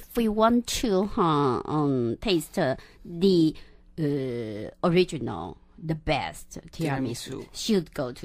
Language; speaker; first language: English; non-native, local second language; Chinese